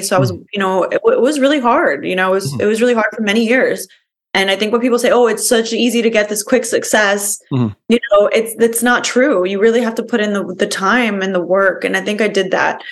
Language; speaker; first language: English; early bilingual, other home language; Spanish